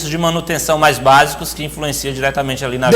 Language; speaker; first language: Portuguese; native; Portuguese